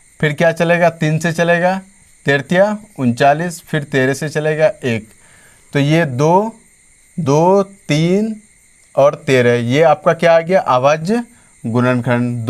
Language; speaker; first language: Hindi; native; Hindi